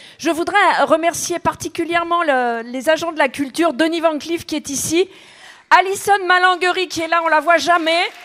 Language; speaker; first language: French; native; French